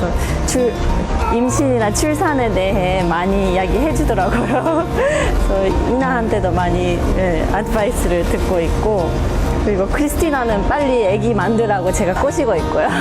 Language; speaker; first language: Korean; non-native, fluent; English